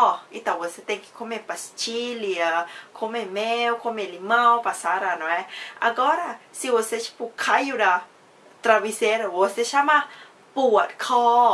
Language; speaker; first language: Portuguese; non-native, fluent; Thai